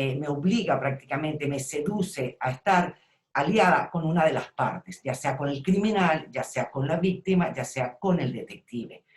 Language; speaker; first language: Spanish; native; Spanish